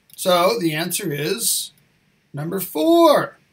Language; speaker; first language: English; native; English